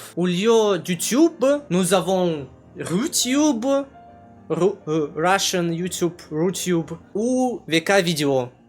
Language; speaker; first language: French; non-native, learner; Russian